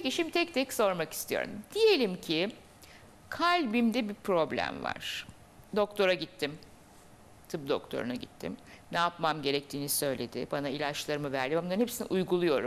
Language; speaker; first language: Turkish; native; Turkish